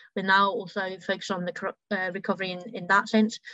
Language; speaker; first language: English; early bilingual, heritage; German